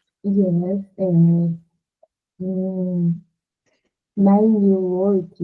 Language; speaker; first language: English; non-native, learner; Portuguese